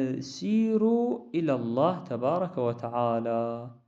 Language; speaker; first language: Arabic; native; Arabic